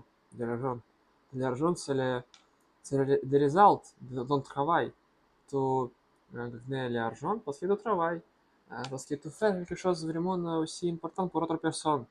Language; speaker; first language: French; non-native, learner; Russian